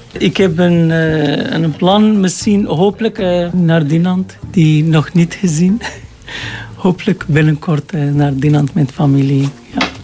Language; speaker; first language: Dutch; non-native, learner; Arabic